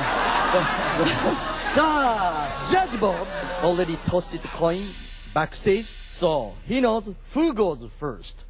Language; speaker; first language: English; non-native, fluent; Japanese